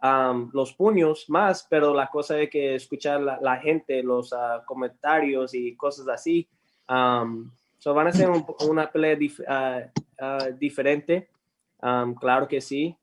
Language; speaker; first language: Spanish; early bilingual, heritage; English